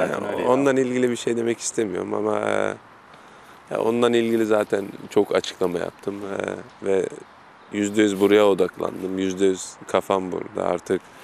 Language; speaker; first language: Turkish; early bilingual, heritage; German